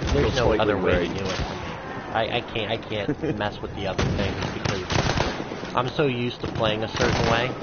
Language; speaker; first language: English; native; English